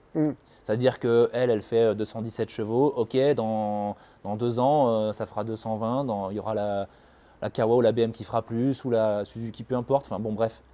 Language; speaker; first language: French; native; French